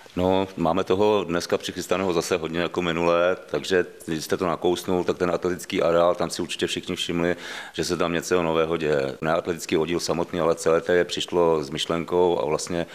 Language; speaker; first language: Czech; native; Czech